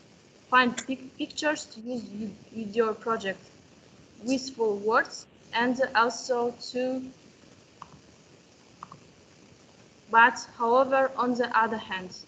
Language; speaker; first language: English; non-native, learner; Kazakh